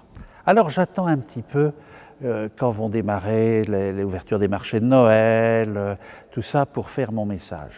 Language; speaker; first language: French; native; French